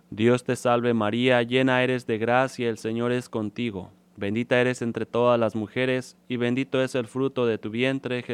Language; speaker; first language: Spanish; native; Spanish